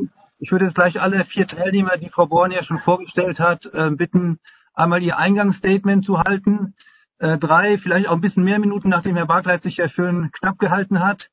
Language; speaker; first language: German; native; German